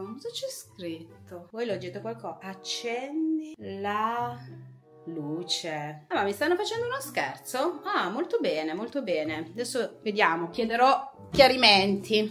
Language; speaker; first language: Italian; native; Italian